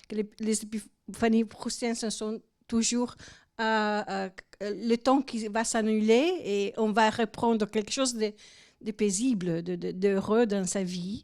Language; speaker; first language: French; non-native, fluent; Italian